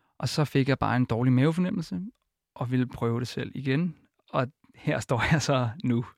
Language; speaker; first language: Danish; early bilingual, other home language; Icelandic